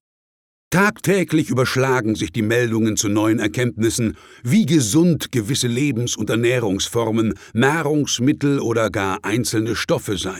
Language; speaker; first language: German; native; German